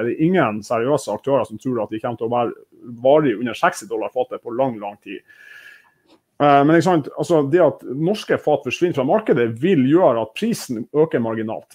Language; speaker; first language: Norwegian; native; Norwegian